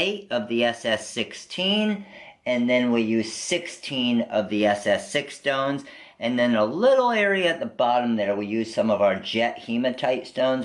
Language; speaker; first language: English; native; English